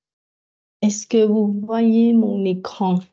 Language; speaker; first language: French; non-native, fluent; Vietnamese